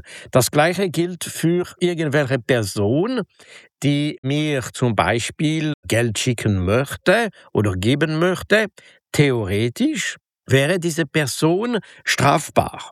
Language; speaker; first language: German; non-native, local second language; French